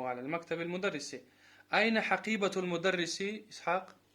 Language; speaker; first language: Arabic; non-native, fluent; Russian